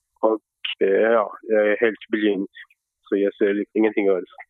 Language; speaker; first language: Swedish; non-native, fluent; Persian